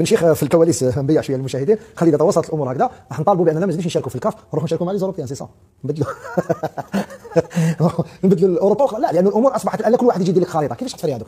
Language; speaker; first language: Arabic; native; Arabic